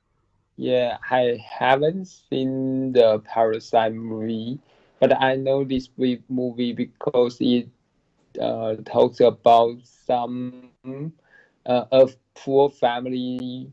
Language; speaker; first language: English; non-native, learner; Chinese